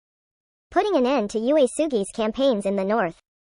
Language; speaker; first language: Japanese; non-native, fluent; English